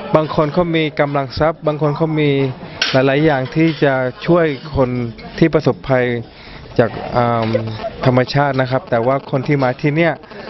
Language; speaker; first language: Thai; early bilingual, heritage; Thai